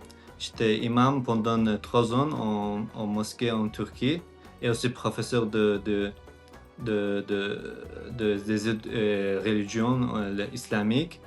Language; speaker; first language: French; non-native, learner; Azerbaijani